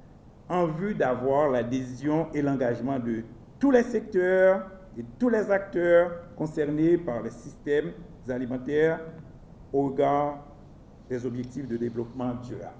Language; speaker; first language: French; non-native, local second language; Haitian Creole